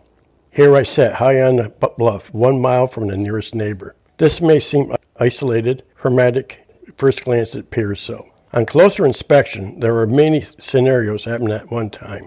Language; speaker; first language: English; native; English